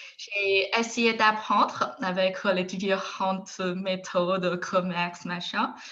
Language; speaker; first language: French; non-native, fluent; Chinese